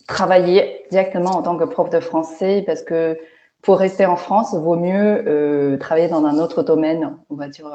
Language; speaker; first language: French; non-native, fluent; Chinese